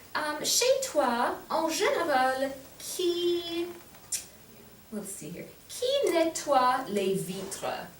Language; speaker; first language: French; non-native, fluent; English